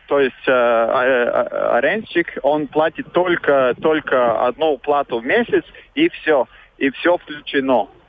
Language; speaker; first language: Russian; non-native, local second language; Latvian